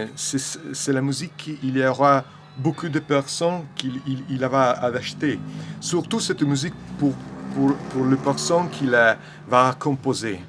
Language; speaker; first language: French; non-native, learner; Italian